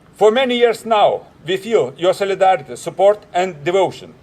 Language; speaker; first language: English; non-native, fluent; Lithuanian